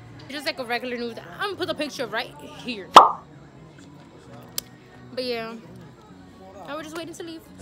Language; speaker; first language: English; early bilingual, other home language; Spanish